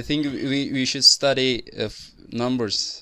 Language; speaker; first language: English; non-native, fluent; Turkish